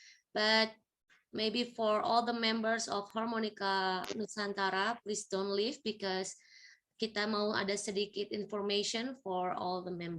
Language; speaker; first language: English; non-native, fluent; Indonesian